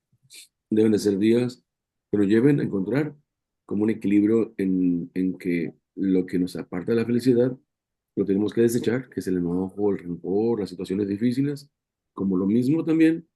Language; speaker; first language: Spanish; native; Spanish